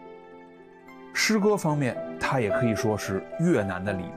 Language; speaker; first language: Chinese; native; Chinese